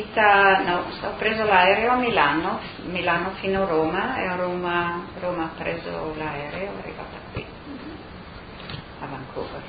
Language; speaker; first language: Italian; non-native, local second language; Friulian